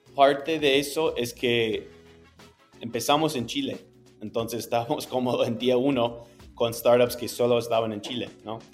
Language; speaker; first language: Spanish; non-native, fluent; English